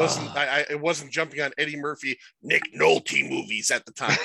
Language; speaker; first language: English; native; English